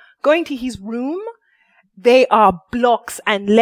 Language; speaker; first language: English; native; English